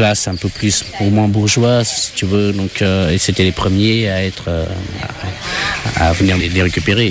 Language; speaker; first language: French; non-native, fluent; Khmer